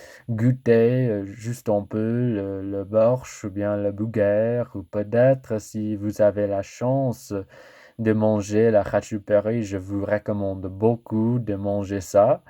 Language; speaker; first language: French; non-native, learner; English